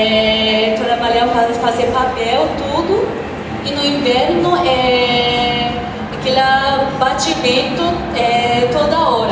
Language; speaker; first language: Portuguese; non-native, fluent; Japanese